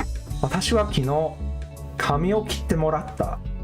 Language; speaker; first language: Japanese; non-native, learner; English